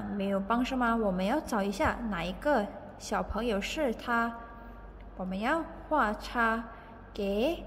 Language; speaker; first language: Chinese; non-native, fluent; Indonesian